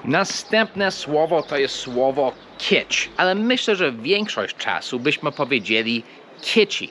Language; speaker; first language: Polish; early bilingual, heritage; English